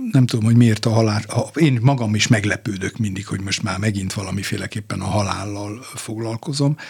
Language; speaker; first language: Hungarian; non-native, fluent; Turkish